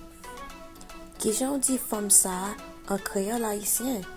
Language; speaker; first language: Haitian Creole; early bilingual, heritage; Haitian Creole